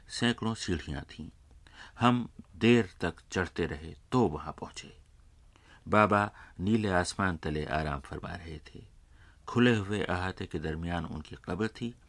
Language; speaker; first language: Urdu; native; Urdu